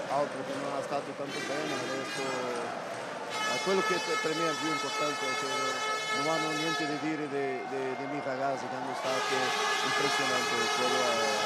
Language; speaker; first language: Italian; non-native, fluent; Portuguese